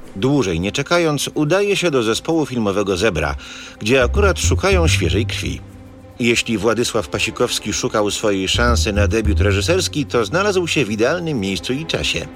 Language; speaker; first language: Polish; native; Polish